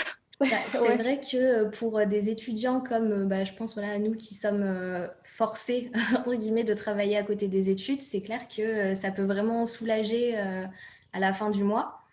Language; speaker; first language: French; native; French